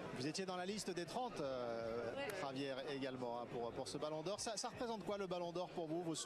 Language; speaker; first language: French; native; French